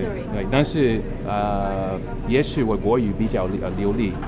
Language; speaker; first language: Chinese; non-native, fluent; English